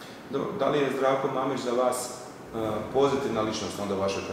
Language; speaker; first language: Serbian; native; Serbian